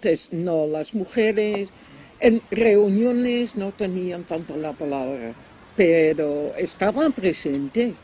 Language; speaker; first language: Spanish; non-native, fluent; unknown